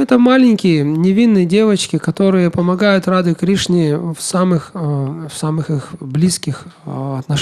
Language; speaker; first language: Russian; native; Russian